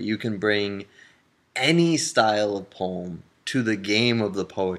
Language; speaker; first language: English; native; English